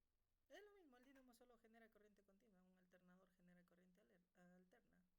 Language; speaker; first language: Spanish; native; Spanish